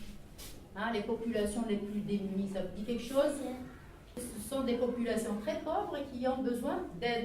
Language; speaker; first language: French; non-native, local second language; Arabic